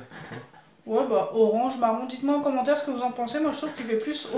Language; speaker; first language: French; native; French